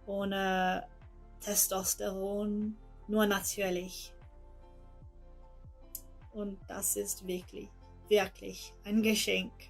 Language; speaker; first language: German; non-native, learner; English